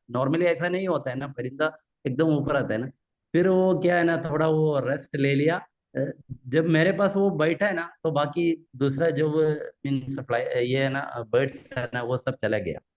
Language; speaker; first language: Hindi; non-native, local second language; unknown